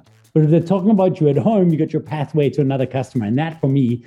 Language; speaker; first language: English; native; English